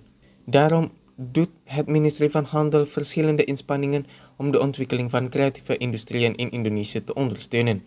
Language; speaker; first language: Dutch; non-native, fluent; Indonesian